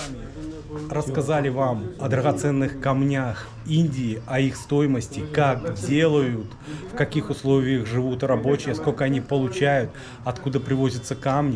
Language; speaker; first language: Russian; native; Russian